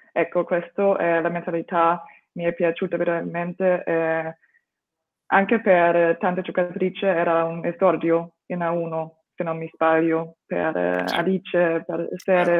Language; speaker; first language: Italian; non-native, fluent; German